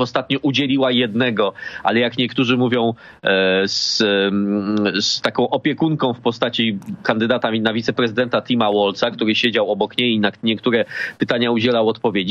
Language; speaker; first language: Polish; native; Polish